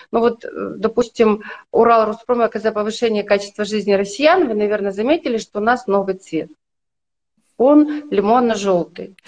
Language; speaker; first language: Russian; native; Russian